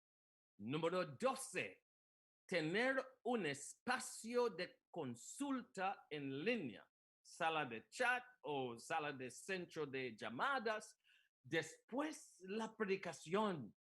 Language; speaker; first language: Spanish; non-native, learner; English